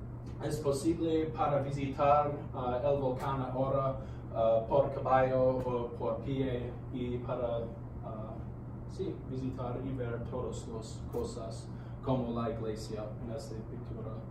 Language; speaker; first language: Spanish; non-native, learner; English